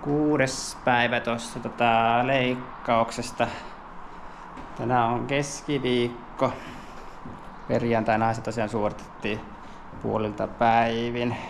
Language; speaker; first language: Finnish; native; Finnish